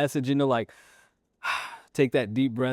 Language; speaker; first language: English; native; English